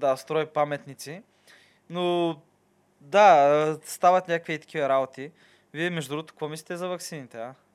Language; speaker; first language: Bulgarian; native; Bulgarian